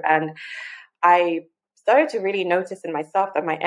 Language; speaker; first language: English; non-native, local second language; Yoruba